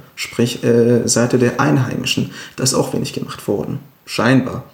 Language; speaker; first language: German; non-native, fluent; Arabic